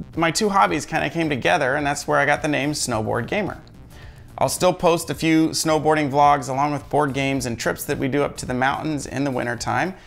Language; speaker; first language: English; native; English